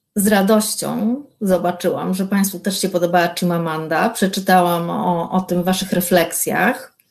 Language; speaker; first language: Polish; native; Polish